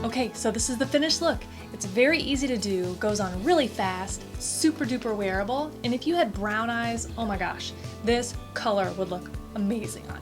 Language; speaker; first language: English; native; English